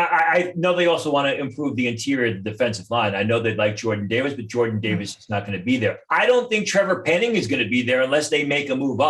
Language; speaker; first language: English; native; English